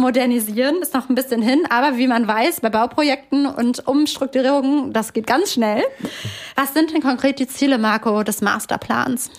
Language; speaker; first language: German; native; German